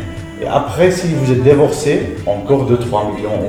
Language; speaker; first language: French; non-native, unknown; Arabic